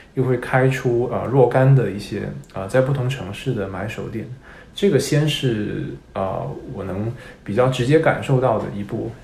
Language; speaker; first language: Chinese; non-native, local second language; Cantonese